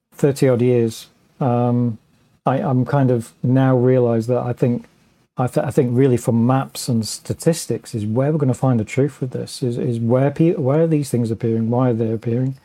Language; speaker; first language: English; native; English